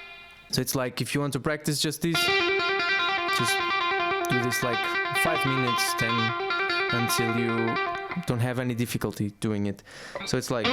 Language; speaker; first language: English; non-native, fluent; Portuguese